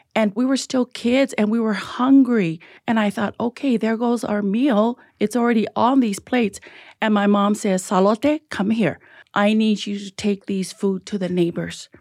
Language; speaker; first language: English; early bilingual, other home language; Tongan